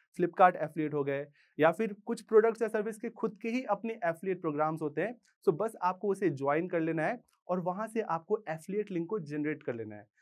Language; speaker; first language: Hindi; native; Hindi